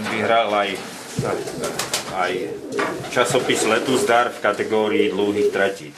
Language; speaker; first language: Polish; non-native, learner; Slovak